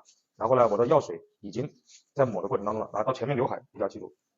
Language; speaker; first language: Chinese; native; Chinese